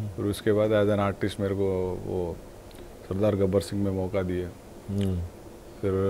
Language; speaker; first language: Hindi; non-native, local second language; Telugu